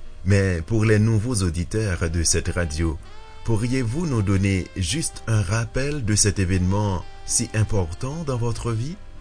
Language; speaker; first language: French; native; French